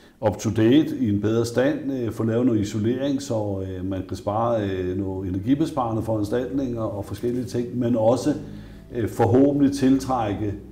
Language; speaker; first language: Danish; native; Danish